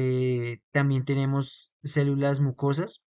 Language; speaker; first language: Spanish; native; Spanish